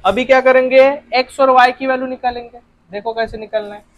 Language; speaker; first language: Hindi; non-native, local second language; Marathi